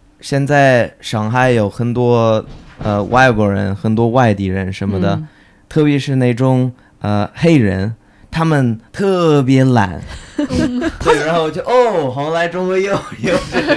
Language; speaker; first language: Chinese; non-native, fluent; English